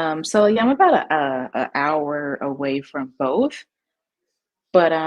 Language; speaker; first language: English; native; English